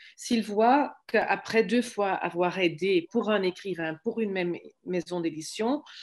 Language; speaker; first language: French; non-native, fluent; Dutch